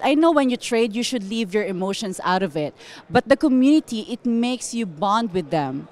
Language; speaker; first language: English; non-native, local second language; Filipino